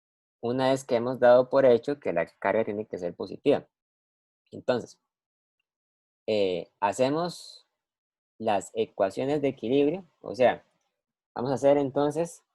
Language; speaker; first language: Spanish; native; Spanish